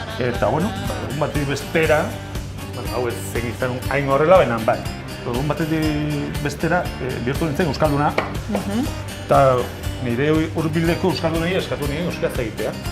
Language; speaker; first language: Basque; non-native, local second language; Spanish